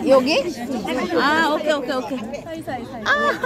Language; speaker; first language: Korean; non-native, learner; Filipino